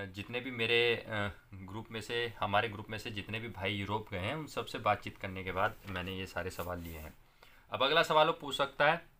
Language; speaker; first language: Hindi; non-native, local second language; Punjabi